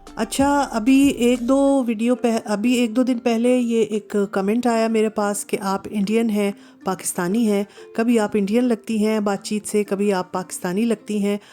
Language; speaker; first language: Urdu; native; Urdu